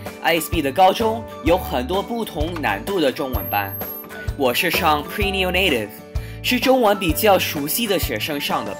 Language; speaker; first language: Chinese; non-native, fluent; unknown